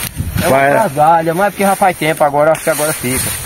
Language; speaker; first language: Portuguese; native; Portuguese